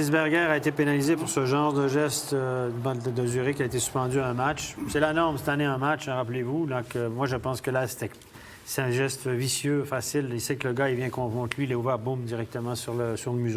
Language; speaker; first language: French; native; French